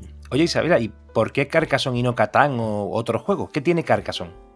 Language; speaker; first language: Spanish; native; Spanish